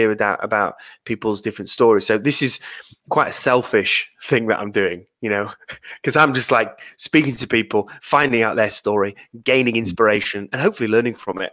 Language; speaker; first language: English; native; English